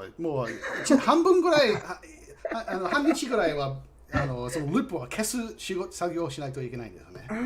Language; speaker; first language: Japanese; non-native, fluent; English